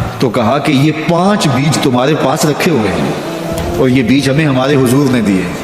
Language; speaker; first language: Urdu; non-native, local second language; Punjabi